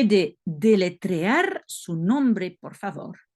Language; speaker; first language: Spanish; non-native, learner; French